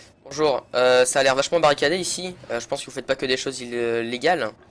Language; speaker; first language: French; native; French